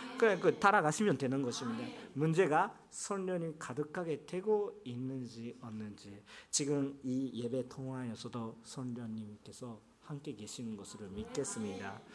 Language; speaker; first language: Korean; non-native, fluent; Japanese